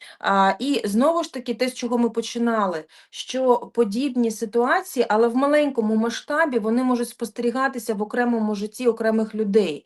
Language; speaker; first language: Ukrainian; non-native, local second language; Russian